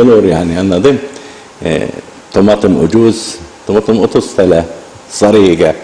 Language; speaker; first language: Turkish; non-native, learner; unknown